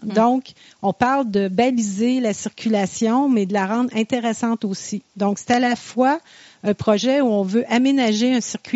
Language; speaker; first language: French; native; French